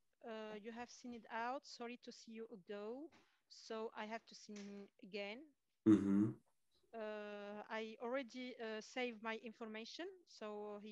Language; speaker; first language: English; non-native, fluent; Arabic